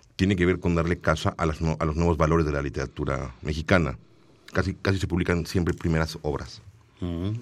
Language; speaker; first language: Spanish; native; Spanish